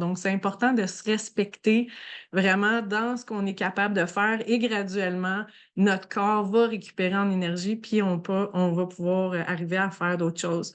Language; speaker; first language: French; native; French